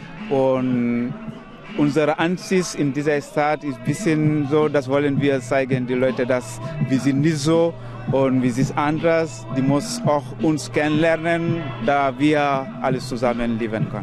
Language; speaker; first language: German; non-native, learner; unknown